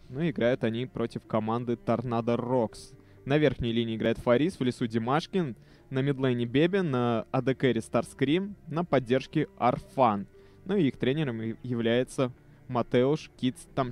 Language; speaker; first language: Russian; native; Russian